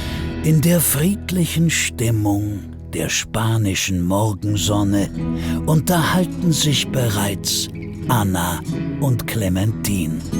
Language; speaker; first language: German; native; German